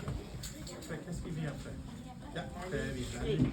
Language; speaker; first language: French; non-native, local second language; English